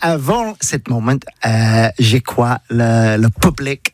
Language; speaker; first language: French; non-native, learner; English